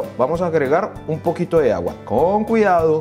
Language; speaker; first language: Spanish; native; Spanish